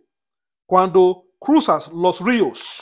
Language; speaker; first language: Spanish; non-native, learner; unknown